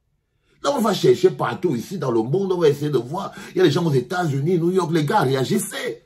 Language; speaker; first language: French; native; French